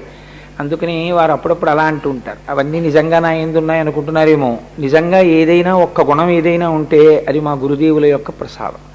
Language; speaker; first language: Telugu; native; Telugu